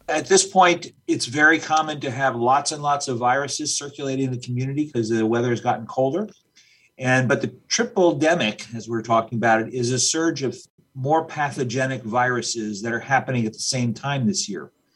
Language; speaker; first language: English; native; English